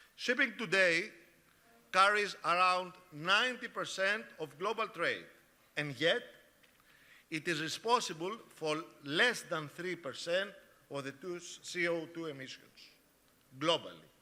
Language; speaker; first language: English; non-native, fluent; Greek